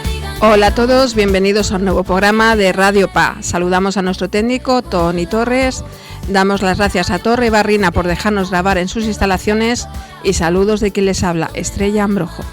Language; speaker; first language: Spanish; native; Spanish